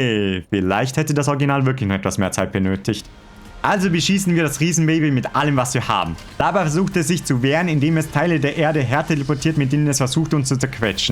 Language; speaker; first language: German; native; German